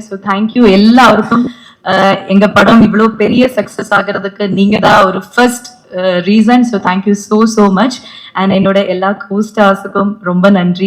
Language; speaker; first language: Tamil; non-native, fluent; Malayalam